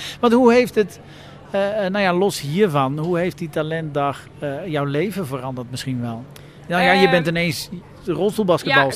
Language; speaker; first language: Dutch; native; Dutch